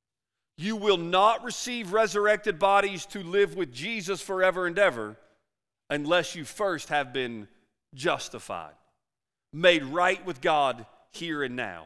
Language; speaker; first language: English; native; English